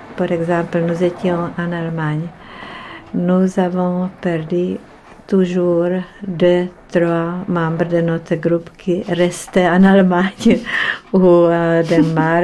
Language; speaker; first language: French; non-native, learner; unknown